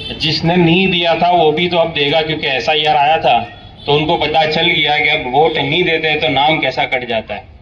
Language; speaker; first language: Hindi; non-native, local second language; Gujarati